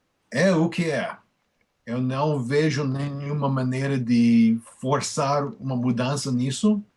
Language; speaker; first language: Portuguese; non-native, fluent; English